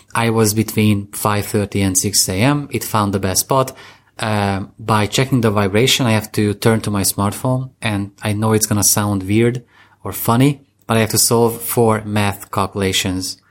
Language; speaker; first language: English; non-native, fluent; Hungarian